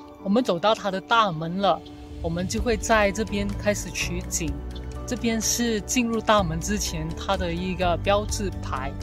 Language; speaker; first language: Chinese; native; Chinese